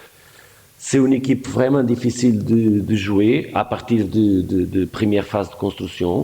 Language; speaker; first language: French; non-native, fluent; Portuguese